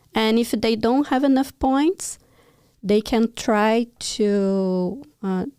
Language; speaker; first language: English; non-native, fluent; Portuguese